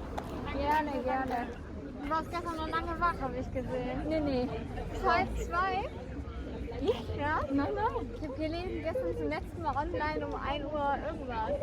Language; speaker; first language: German; native; German